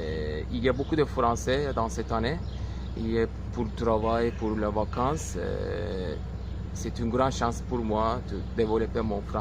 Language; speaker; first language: French; non-native, learner; Turkish